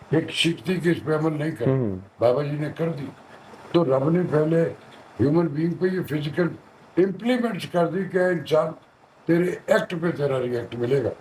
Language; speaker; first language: Urdu; non-native, local second language; Punjabi